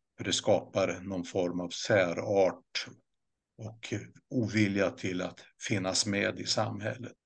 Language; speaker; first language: Swedish; native; Swedish